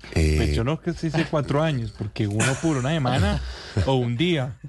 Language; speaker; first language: Spanish; native; Spanish